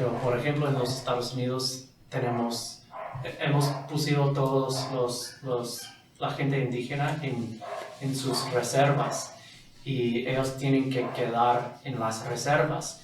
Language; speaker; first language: Spanish; non-native, fluent; English